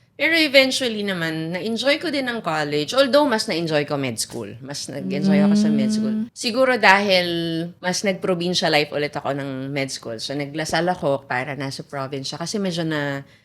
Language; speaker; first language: Filipino; native; Filipino